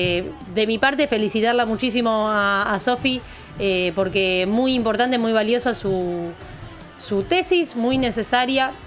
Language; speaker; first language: Spanish; native; Spanish